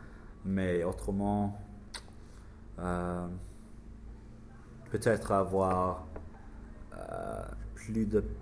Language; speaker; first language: French; non-native, learner; English